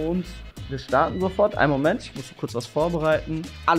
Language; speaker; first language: German; native; German